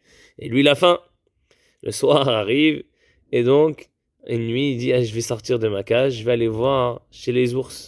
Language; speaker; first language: French; native; French